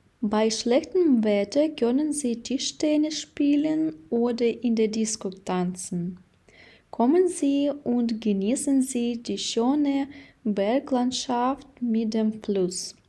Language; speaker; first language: German; non-native, fluent; Ukrainian